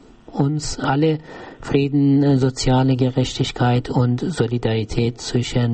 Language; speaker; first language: German; non-native, fluent; Persian